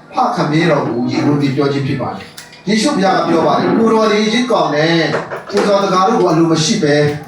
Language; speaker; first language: Burmese; non-native, local second language; Hakha Chin